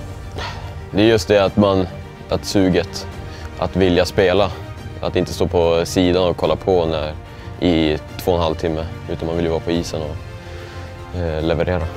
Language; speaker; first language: Swedish; native; Swedish